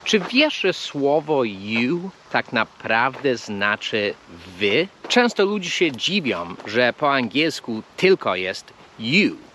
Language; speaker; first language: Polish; non-native, fluent; English